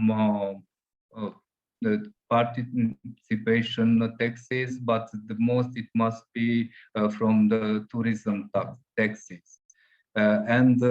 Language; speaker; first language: English; non-native, fluent; Hungarian